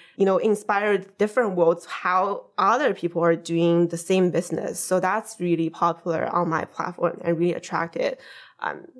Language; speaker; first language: English; non-native, fluent; Chinese